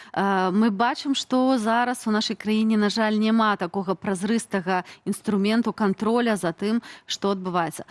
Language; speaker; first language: Belarusian; native; Belarusian